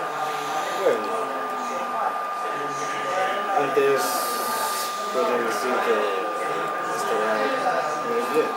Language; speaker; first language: Spanish; non-native, learner; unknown